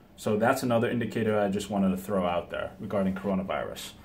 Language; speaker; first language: English; early bilingual, other home language; Japanese